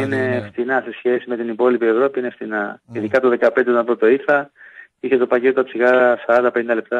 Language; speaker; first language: Greek; native; Greek